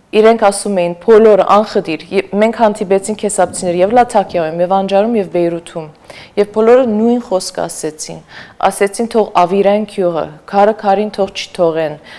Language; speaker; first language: Armenian; native; Armenian